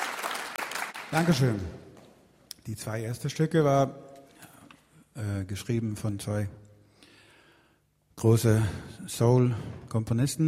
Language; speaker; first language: German; non-native, learner; Swedish